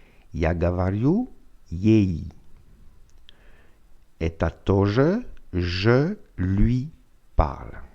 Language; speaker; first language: Russian; non-native, fluent; French